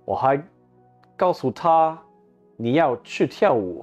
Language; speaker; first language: Chinese; non-native, learner; English